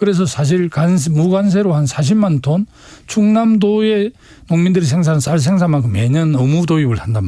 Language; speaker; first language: Korean; native; Korean